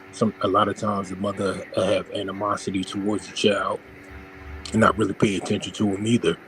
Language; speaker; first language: English; native; English